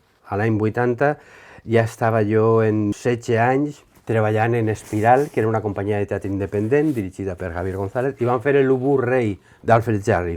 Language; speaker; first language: Catalan; native; Catalan